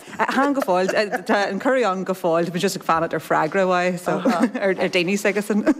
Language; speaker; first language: Irish; non-native, local second language; English